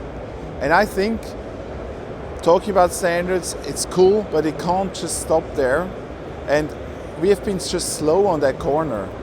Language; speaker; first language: English; non-native, fluent; German